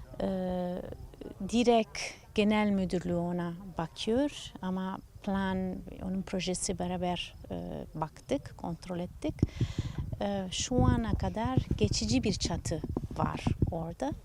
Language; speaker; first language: Turkish; non-native, learner; Italian